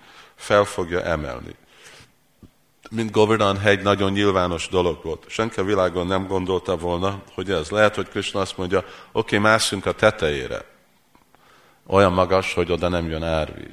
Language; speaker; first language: Hungarian; early bilingual, heritage; Hungarian